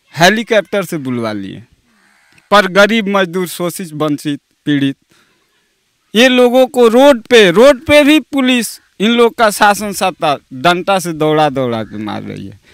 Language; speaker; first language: Hindi; native; Hindi